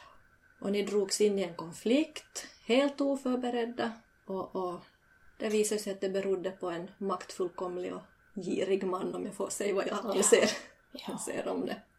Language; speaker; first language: Swedish; native; Swedish